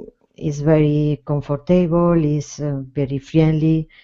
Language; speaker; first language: English; non-native, learner; Spanish